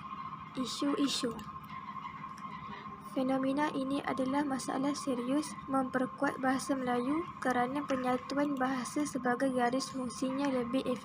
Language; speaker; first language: Malay; native; Malay